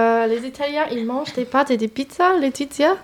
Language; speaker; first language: French; non-native, fluent; English